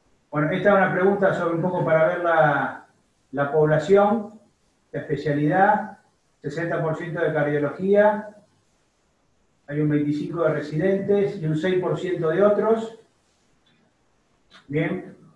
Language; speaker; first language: Spanish; native; Spanish